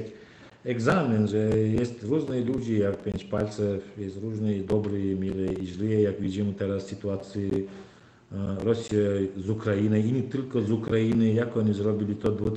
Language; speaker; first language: Polish; non-native, learner; Turkmen